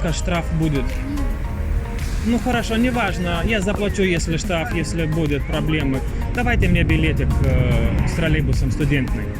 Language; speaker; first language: Russian; non-native, learner; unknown